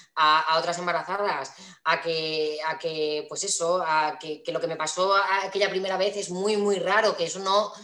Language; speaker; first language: Spanish; native; Spanish